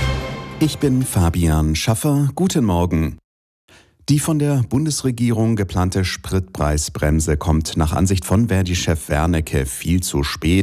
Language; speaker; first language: German; native; German